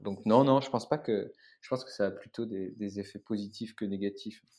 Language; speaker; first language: French; native; French